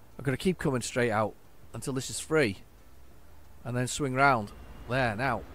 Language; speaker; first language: English; native; English